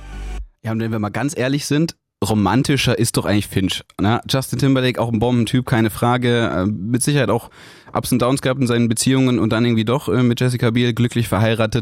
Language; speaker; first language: German; native; German